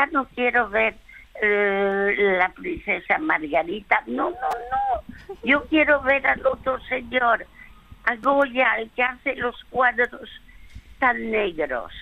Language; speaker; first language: Spanish; early bilingual, other home language; French